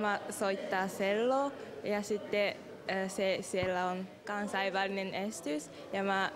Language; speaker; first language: Finnish; non-native, learner; Japanese